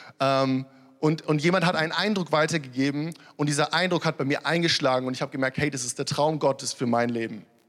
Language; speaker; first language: German; early bilingual, other home language; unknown